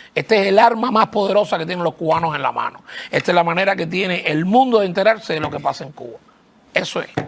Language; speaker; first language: Spanish; native; Spanish